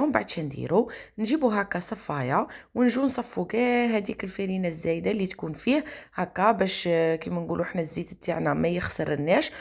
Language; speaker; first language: Arabic; native; Arabic